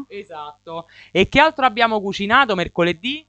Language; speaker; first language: Italian; native; Italian